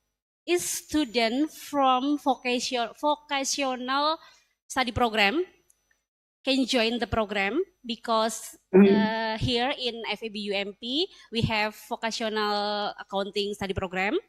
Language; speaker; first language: English; non-native, learner; Indonesian